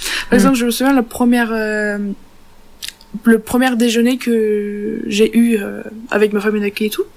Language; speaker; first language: French; non-native, learner; Turkish